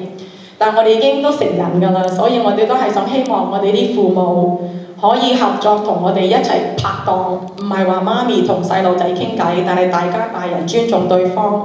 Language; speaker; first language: Cantonese; early bilingual, heritage; Cantonese